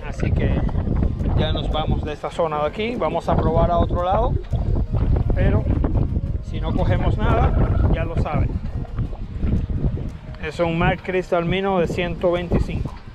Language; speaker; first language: Spanish; native; Spanish